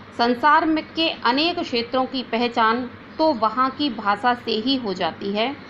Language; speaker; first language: Hindi; native; Hindi